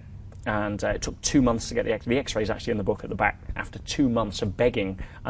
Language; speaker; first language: English; native; English